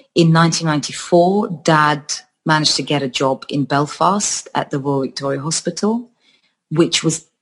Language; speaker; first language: English; early bilingual, other home language; Georgian